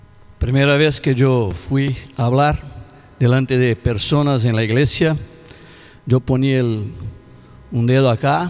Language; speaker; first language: Spanish; non-native, learner; Portuguese